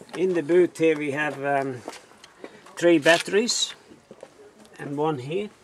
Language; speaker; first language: English; non-native, fluent; Norwegian